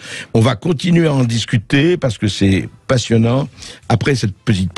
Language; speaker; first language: French; native; French